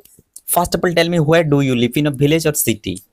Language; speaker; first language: English; non-native, local second language; Odia